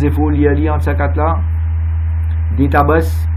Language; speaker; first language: French; non-native, local second language; Morisyen